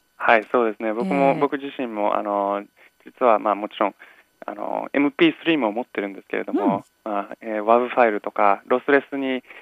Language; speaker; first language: Japanese; early bilingual, other home language; English